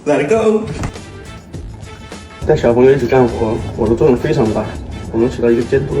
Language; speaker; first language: Chinese; native; Chinese